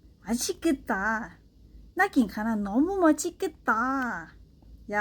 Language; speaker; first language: Korean; non-native, learner; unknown